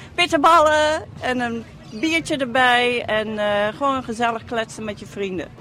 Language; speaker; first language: Dutch; native; Dutch